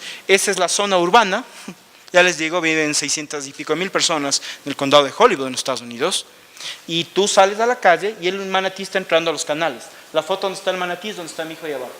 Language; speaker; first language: Spanish; native; Spanish